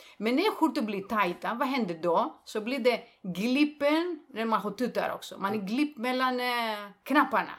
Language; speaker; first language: Swedish; non-native, fluent; Greek